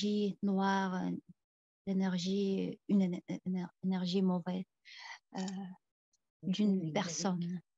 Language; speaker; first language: French; non-native, fluent; Tuvinian